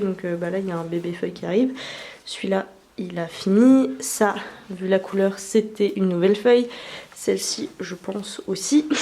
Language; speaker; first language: French; native; French